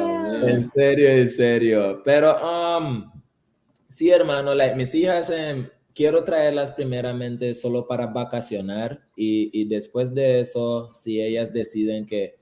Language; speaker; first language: Spanish; early bilingual, heritage; Spanish